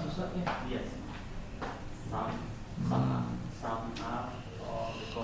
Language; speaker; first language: English; non-native, learner; Indonesian